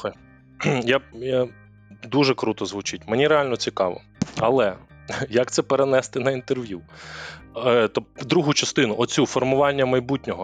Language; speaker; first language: Ukrainian; native; Ukrainian